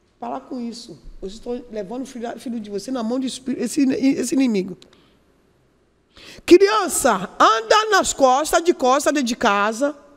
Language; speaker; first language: Portuguese; non-native, learner; Yoruba